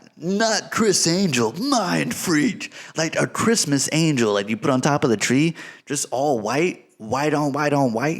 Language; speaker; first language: English; native; English